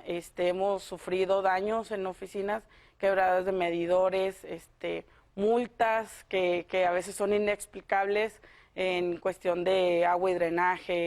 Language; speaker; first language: Spanish; native; Spanish